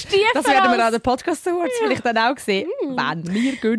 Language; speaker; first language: German; native; German